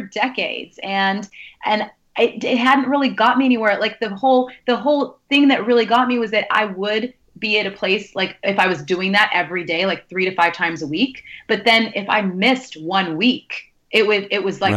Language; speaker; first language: English; native; English